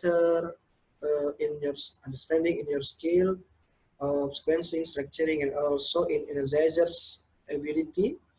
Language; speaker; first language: English; non-native, learner; Indonesian